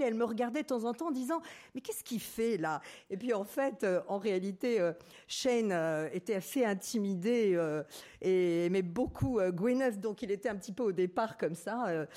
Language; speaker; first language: French; native; French